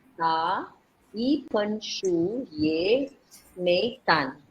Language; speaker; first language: Chinese; non-native, learner; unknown